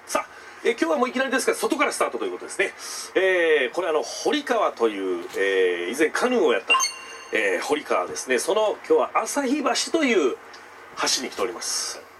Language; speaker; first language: Japanese; native; Japanese